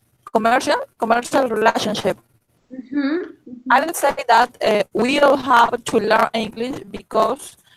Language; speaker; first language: English; non-native, learner; Spanish